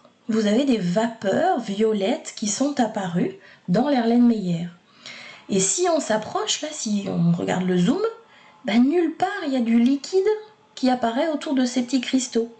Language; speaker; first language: French; native; French